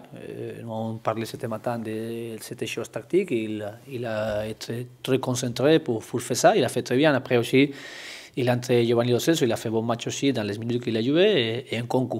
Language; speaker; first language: French; non-native, learner; Spanish